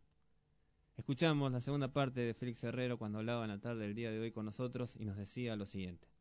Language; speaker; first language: Spanish; native; Spanish